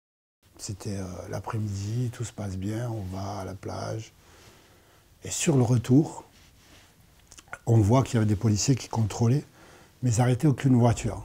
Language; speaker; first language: French; native; French